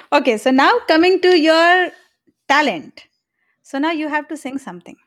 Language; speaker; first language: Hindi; native; Hindi